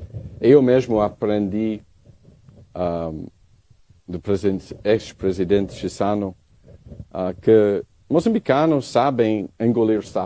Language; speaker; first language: Portuguese; non-native, learner; English